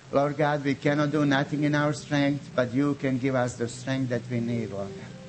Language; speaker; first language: English; non-native, fluent; Bosnian